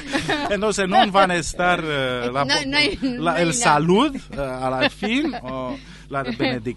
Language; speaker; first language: Spanish; non-native, fluent; Romanian